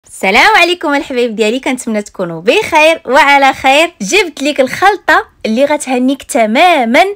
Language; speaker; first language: Arabic; native; Arabic